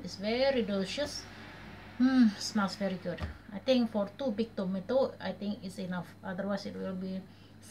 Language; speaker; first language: English; non-native, learner; Indonesian